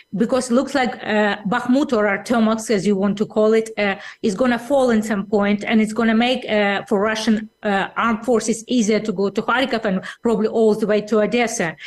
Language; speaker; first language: English; non-native, fluent; Russian